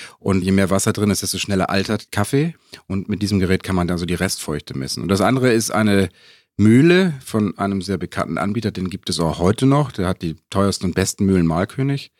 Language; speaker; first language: German; native; German